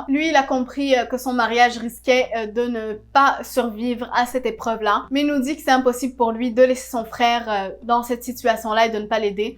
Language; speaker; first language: French; native; French